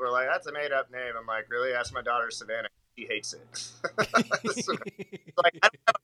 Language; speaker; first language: English; native; English